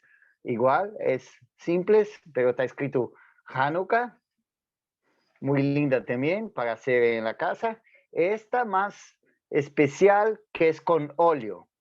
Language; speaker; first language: Spanish; non-native, fluent; Portuguese